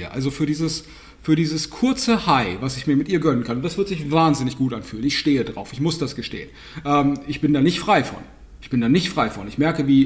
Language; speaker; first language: German; native; German